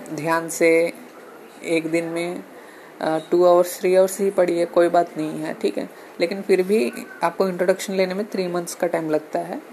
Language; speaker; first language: Hindi; non-native, local second language; Telugu